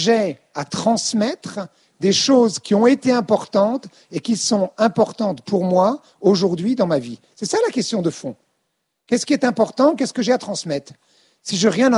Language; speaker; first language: French; native; French